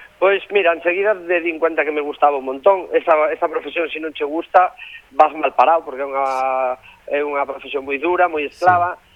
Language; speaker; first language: Galician; native; Galician